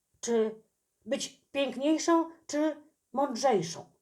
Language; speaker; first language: Polish; native; Polish